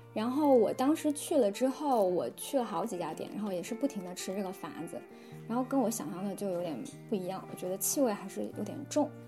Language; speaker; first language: Chinese; native; Chinese